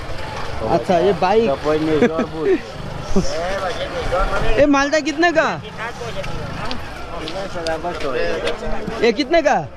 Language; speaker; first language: Hindi; non-native, learner; Bangla